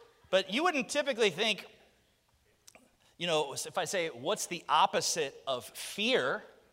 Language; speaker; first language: English; native; English